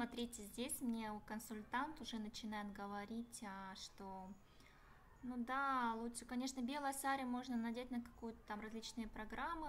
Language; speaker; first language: Russian; native; Russian